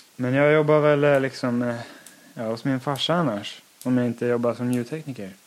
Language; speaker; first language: Swedish; native; Swedish